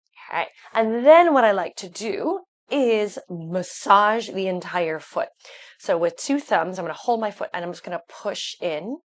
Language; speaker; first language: English; native; English